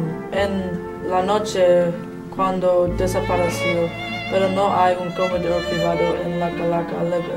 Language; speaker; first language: Spanish; non-native, learner; English